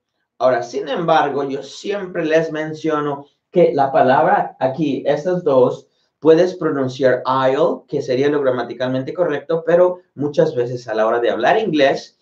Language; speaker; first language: Spanish; native; Spanish